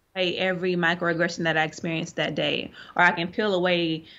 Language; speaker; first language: English; native; English